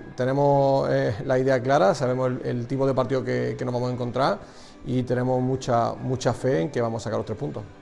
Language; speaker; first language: Spanish; native; Spanish